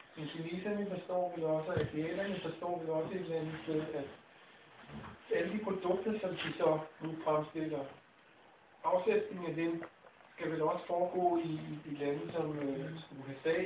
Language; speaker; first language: Danish; native; Danish